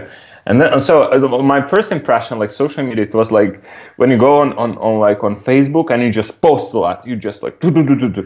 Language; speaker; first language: English; non-native, fluent; Ukrainian